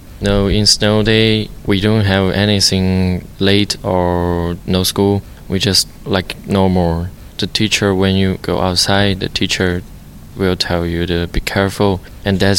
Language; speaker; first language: English; non-native, learner; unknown